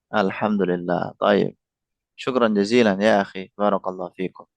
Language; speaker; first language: Arabic; non-native, fluent; Indonesian